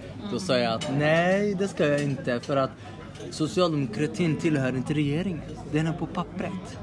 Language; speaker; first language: Swedish; early bilingual, other home language; Somali